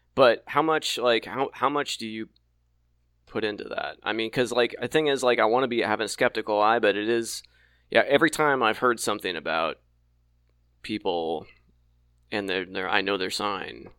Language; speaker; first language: English; native; English